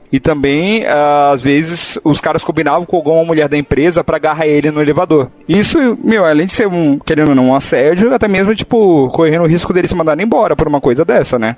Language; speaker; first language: Portuguese; native; Portuguese